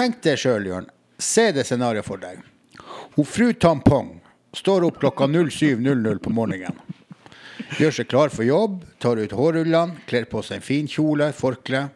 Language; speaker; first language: Norwegian; native; Norwegian